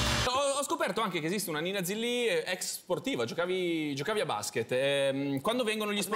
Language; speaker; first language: Italian; native; Italian